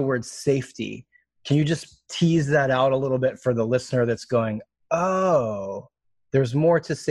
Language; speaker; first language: English; native; English